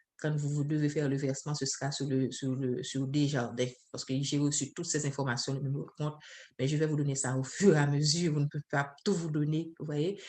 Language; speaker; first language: French; non-native, local second language; Haitian Creole